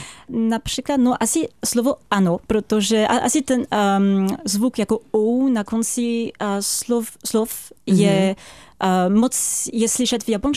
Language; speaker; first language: Czech; non-native, fluent; French